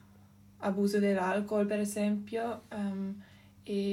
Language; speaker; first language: Italian; non-native, local second language; German